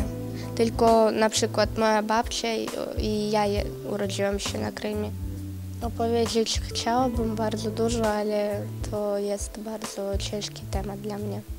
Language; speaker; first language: Polish; non-native, learner; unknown